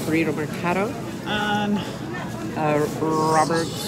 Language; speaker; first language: Spanish; non-native, learner; English